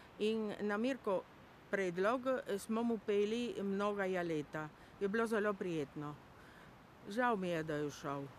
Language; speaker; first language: Slovenian; native; Slovenian